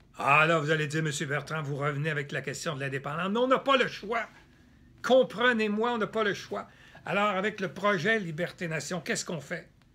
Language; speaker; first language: French; native; French